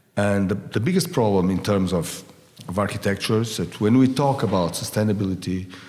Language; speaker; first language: English; non-native, fluent; Portuguese